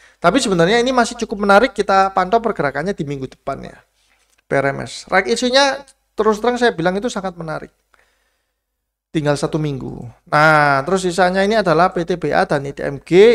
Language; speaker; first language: Indonesian; native; Indonesian